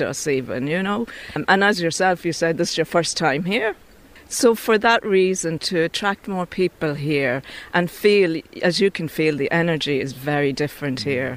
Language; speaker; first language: English; native; English